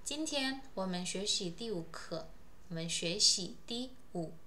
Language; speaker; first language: Chinese; non-native, fluent; Indonesian